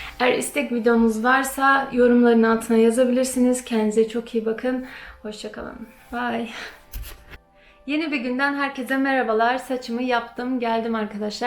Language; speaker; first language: Turkish; early bilingual, other home language; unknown